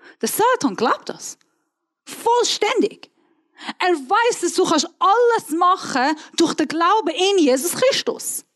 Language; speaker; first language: German; non-native, fluent; Persian